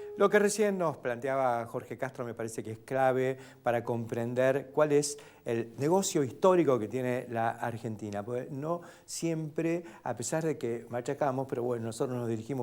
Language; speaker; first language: Spanish; native; Spanish